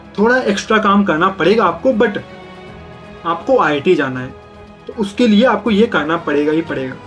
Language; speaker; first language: Hindi; native; Hindi